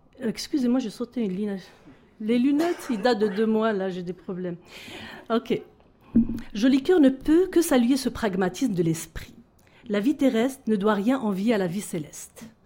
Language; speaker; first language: French; non-native, local second language; Arabic